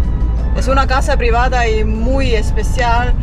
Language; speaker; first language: Spanish; non-native, fluent; Estonian